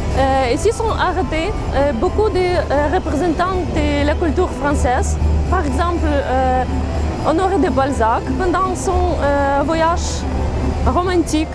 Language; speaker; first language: French; non-native, fluent; Ukrainian